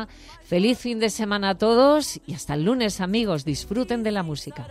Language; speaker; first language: Spanish; native; Spanish